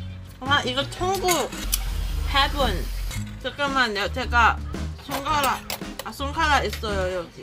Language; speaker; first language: Korean; non-native, learner; Cantonese